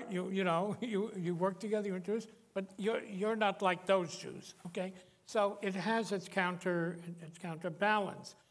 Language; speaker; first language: English; native; English